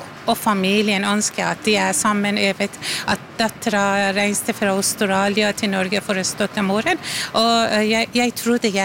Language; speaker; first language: Norwegian; non-native, fluent; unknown